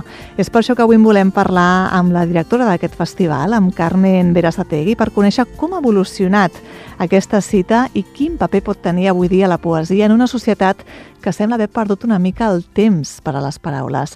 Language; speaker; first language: Catalan; native; Catalan